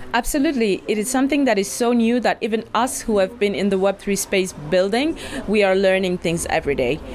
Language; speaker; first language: English; non-native, fluent; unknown